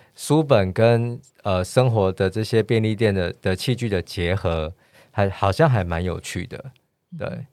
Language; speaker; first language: Chinese; native; Chinese